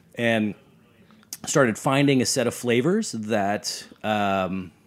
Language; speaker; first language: English; native; English